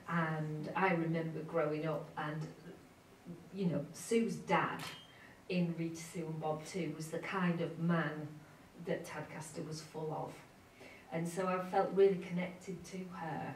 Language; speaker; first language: English; native; English